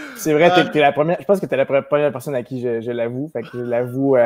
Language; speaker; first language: French; native; French